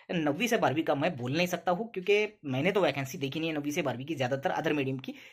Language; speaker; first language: Hindi; non-native, local second language; Urdu